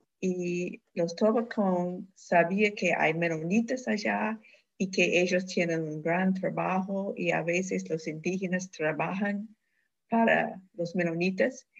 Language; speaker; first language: Spanish; non-native, fluent; English